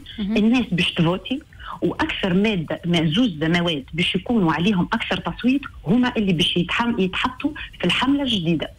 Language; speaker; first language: Arabic; native; Arabic